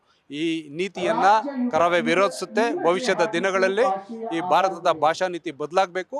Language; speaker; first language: Kannada; native; Kannada